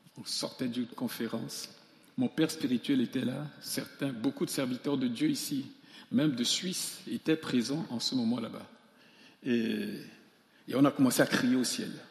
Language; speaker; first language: French; non-native, local second language; Sango